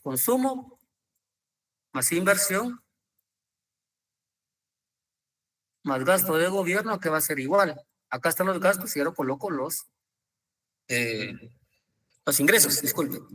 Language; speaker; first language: Spanish; native; Spanish